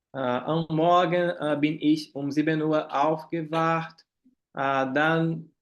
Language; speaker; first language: German; non-native, fluent; Portuguese